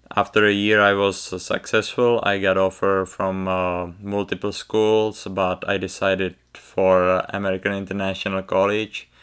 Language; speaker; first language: English; non-native, fluent; Czech